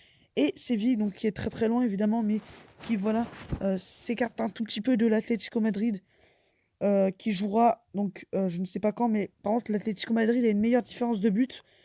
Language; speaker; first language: French; native; French